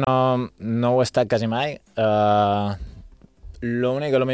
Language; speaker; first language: Catalan; native; Catalan